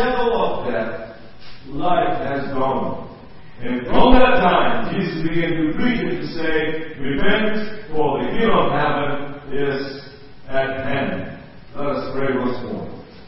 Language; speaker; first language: English; non-native, fluent; Portuguese